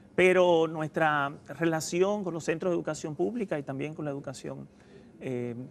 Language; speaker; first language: Spanish; native; Spanish